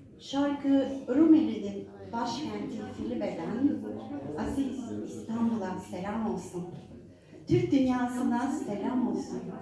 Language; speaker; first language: Turkish; native; Turkish